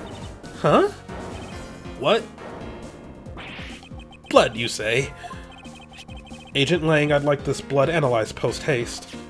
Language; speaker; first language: English; native; English